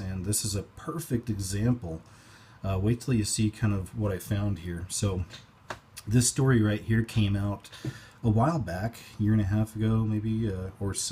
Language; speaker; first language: English; native; English